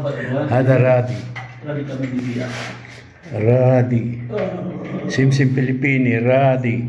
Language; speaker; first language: Arabic; non-native, learner; Filipino